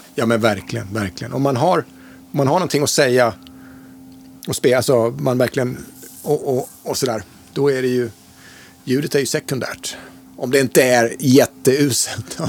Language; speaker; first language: Swedish; native; Swedish